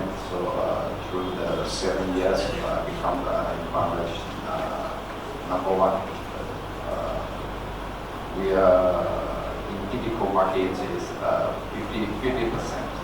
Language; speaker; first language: English; non-native, learner; Chinese